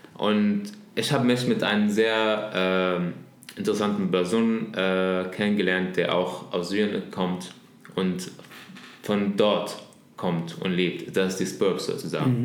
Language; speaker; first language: German; non-native, learner; Arabic